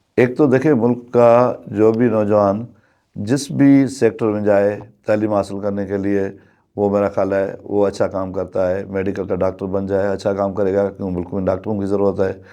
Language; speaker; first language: Urdu; non-native, local second language; Sindhi